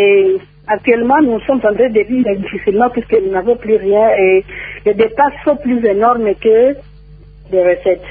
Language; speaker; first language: French; non-native, local second language; Nande